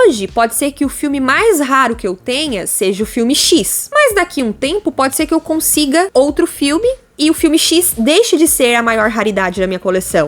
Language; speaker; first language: Portuguese; native; Portuguese